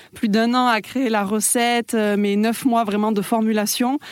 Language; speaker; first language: French; native; French